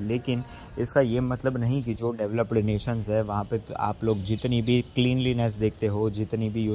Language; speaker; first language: Hindi; native; Hindi